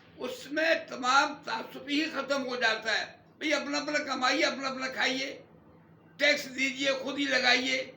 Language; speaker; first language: Urdu; native; Urdu